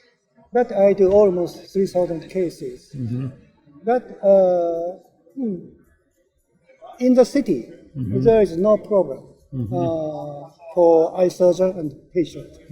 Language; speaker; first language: English; non-native, learner; Japanese